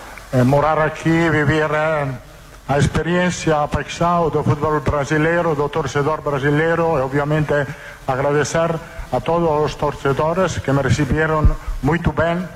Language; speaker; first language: Portuguese; non-native, fluent; Italian